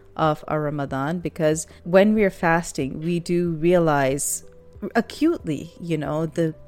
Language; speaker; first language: English; non-native, local second language; Urdu